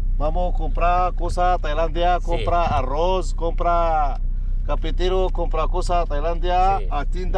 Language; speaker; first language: Spanish; non-native, learner; Thai